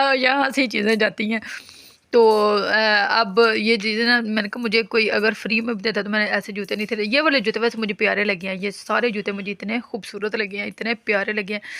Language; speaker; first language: Urdu; non-native, local second language; Punjabi